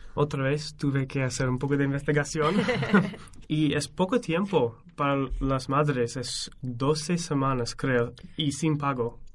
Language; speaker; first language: Spanish; non-native, fluent; English